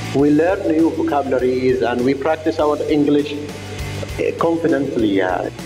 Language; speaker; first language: English; non-native, fluent; Arabic